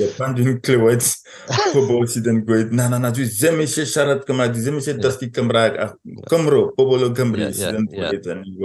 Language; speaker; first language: Welsh; non-native, fluent; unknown